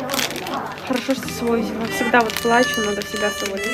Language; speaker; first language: Russian; native; Russian